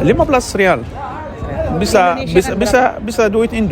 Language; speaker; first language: Indonesian; non-native, learner; Arabic